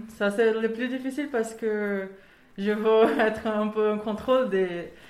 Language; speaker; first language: French; non-native, fluent; Portuguese